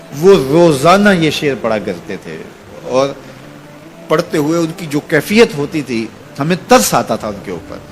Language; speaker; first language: Urdu; non-native, local second language; Punjabi